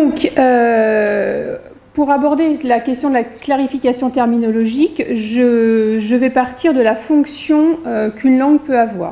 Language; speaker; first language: French; native; French